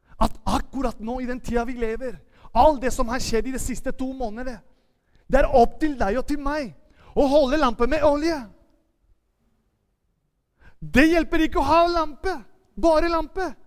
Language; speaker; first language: Norwegian; non-native, fluent; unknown